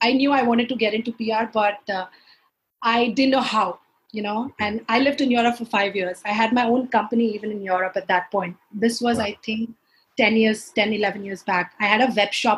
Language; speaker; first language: English; non-native, local second language; Punjabi